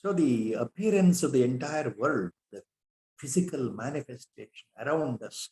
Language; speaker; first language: English; non-native, local second language; Kannada